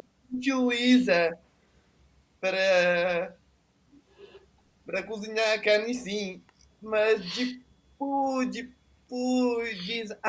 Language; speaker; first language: Portuguese; non-native, fluent; Italian